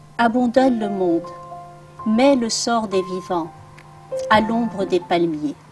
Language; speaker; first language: French; early bilingual, other home language; Arabic